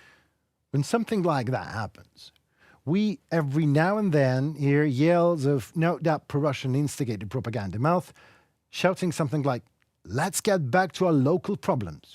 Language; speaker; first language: English; non-native, fluent; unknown